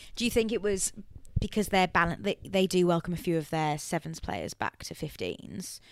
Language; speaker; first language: English; native; English